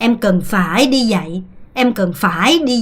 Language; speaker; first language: Vietnamese; non-native, fluent; Korean